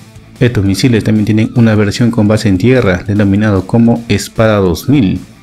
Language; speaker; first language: Spanish; native; Spanish